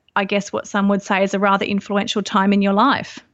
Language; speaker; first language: English; native; English